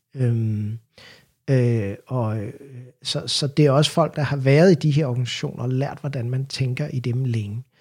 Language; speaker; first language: Danish; native; Danish